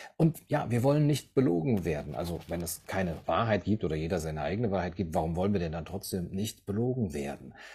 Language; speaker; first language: German; native; German